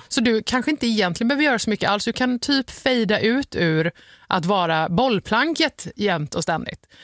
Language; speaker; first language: Swedish; native; Swedish